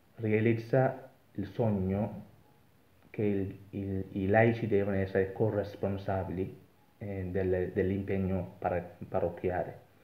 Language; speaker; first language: Italian; non-native, fluent; Sinhala